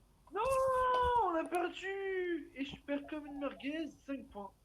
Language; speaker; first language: French; native; French